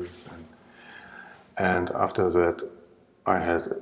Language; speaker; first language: English; non-native, learner; German